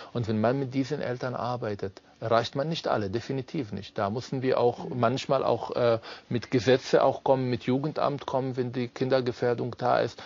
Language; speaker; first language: German; non-native, fluent; Arabic